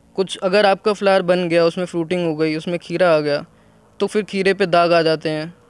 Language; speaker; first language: Hindi; native; Hindi